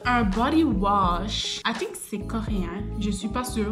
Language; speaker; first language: French; native; French